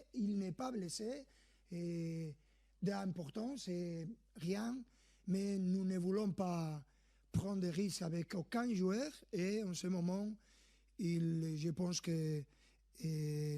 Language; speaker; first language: French; non-native, fluent; Spanish